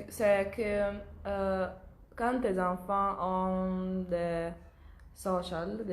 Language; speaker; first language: French; non-native, learner; Italian